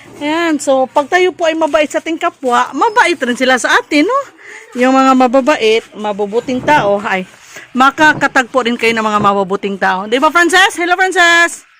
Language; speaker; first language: Filipino; non-native, local second language; Cebuano